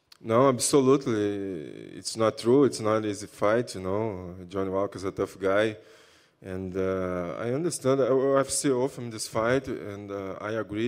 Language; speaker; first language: English; non-native, learner; Portuguese